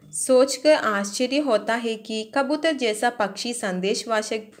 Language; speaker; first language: Hindi; non-native, local second language; Malayalam